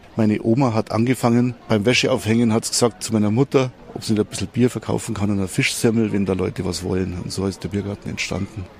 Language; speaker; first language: German; native; German